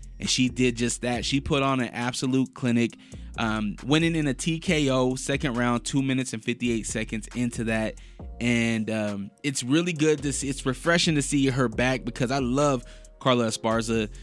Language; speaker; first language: English; native; English